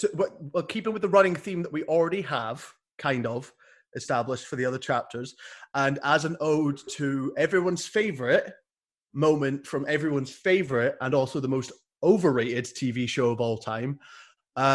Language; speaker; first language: English; native; English